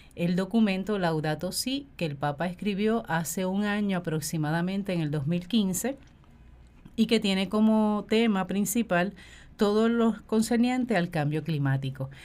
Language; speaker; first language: Spanish; native; Spanish